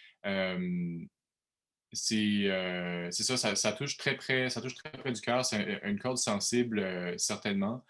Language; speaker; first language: French; native; French